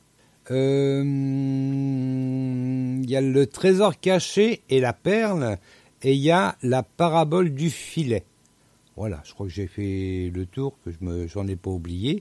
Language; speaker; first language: French; native; French